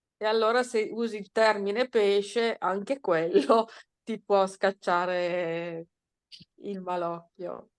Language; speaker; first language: Italian; native; Italian